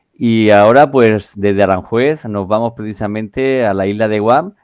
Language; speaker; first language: Spanish; native; Spanish